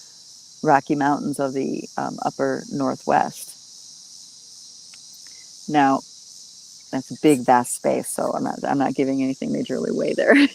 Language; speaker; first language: English; native; English